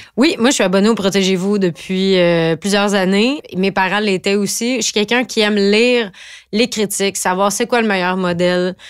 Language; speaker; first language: French; native; French